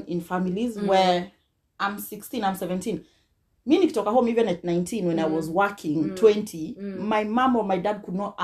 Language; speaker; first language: English; non-native, local second language; Kikuyu